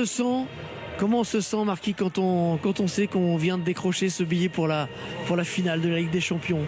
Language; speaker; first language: French; native; French